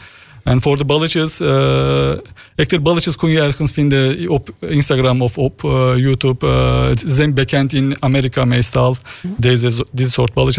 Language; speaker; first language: Dutch; non-native, learner; Turkish